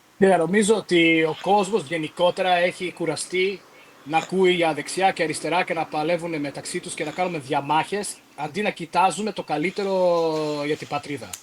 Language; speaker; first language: Greek; early bilingual, heritage; Greek